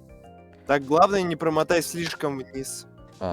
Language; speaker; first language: Russian; native; Russian